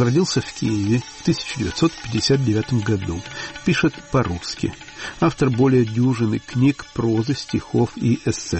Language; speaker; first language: Russian; native; Russian